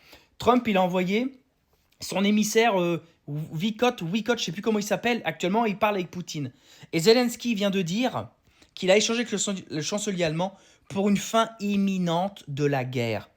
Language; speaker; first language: French; native; French